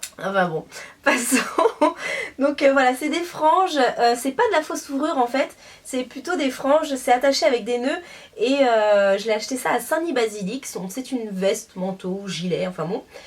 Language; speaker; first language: French; native; French